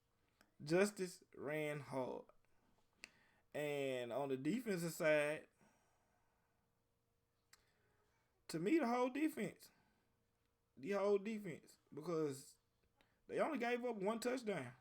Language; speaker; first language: English; native; English